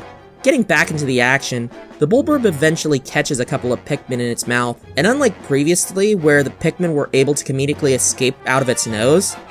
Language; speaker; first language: English; native; English